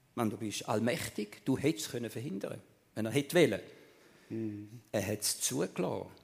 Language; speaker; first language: German; native; German